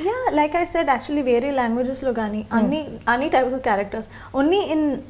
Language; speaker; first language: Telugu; non-native, local second language; Kannada